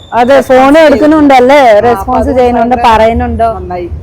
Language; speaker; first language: Malayalam; non-native, learner; Nepali